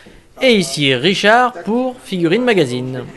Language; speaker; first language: French; native; French